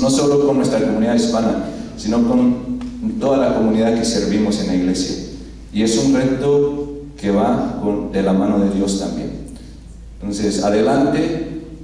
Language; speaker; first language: Spanish; native; Spanish